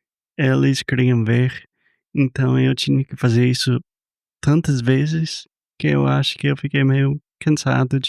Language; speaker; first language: Portuguese; non-native, fluent; English